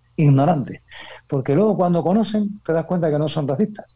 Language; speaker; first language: Spanish; native; Spanish